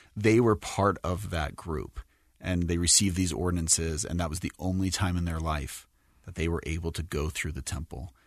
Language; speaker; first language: English; native; English